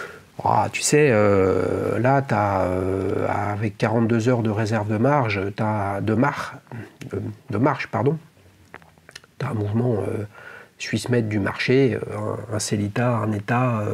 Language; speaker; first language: French; native; French